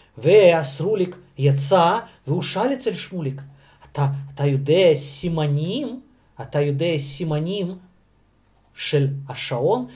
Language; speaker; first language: Hebrew; non-native, fluent; Russian